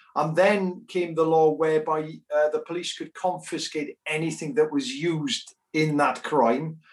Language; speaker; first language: English; native; English